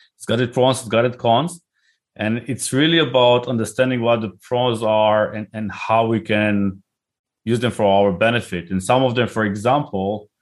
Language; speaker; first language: English; non-native, fluent; Hebrew